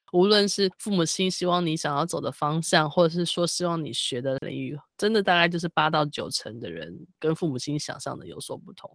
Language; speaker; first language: Chinese; native; Chinese